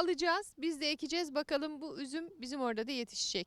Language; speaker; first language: Turkish; native; Turkish